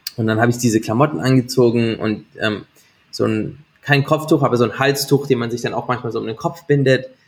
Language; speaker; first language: German; native; German